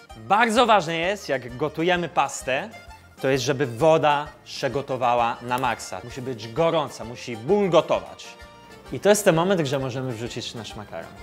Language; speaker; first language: Polish; non-native, fluent; Italian